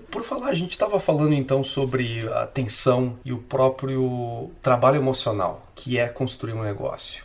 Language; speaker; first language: Portuguese; native; Portuguese